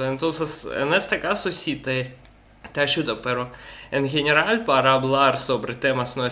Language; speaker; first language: Spanish; non-native, learner; Russian